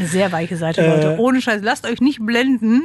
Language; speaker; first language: German; native; German